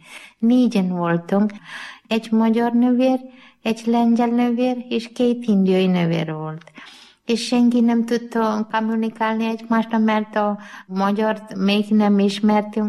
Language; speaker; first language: Hungarian; non-native, learner; Malayalam